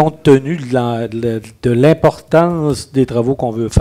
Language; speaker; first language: French; native; French